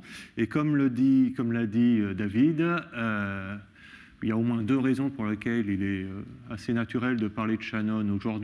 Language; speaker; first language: French; native; French